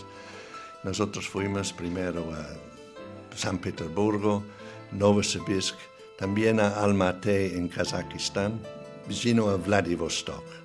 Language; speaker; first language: Spanish; non-native, fluent; English